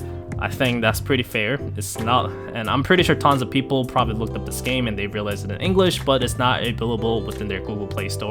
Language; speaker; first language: English; non-native, fluent; Korean